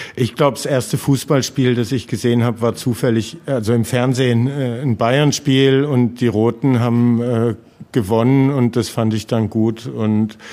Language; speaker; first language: German; native; German